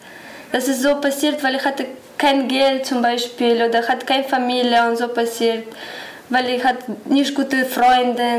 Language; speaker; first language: German; non-native, learner; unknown